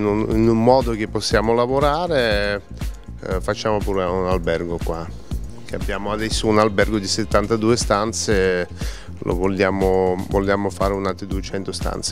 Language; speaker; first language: Italian; non-native, fluent; Russian